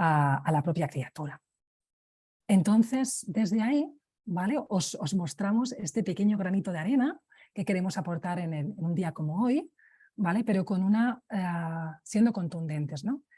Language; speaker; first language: Spanish; native; Spanish